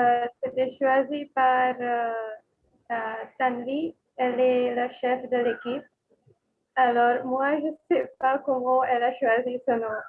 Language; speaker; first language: French; non-native, learner; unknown